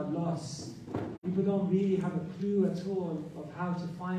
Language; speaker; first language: English; native; English